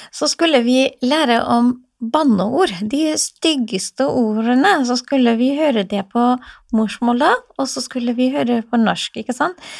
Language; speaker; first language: Norwegian; non-native, fluent; Assyrian Neo-Aramaic